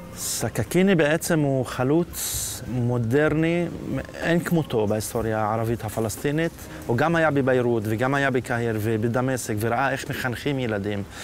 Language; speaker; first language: Hebrew; non-native, local second language; Arabic